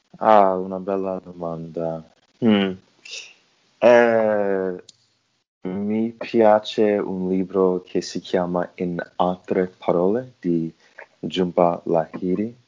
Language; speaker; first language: Italian; non-native, learner; English